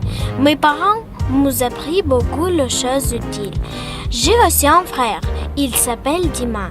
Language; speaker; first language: French; non-native, learner; Ukrainian